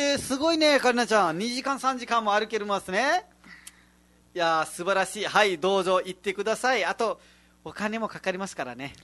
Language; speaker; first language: Japanese; non-native, fluent; Nepali